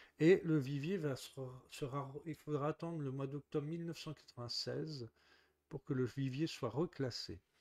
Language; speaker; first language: French; native; French